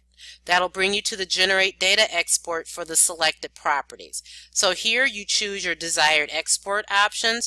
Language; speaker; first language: English; native; English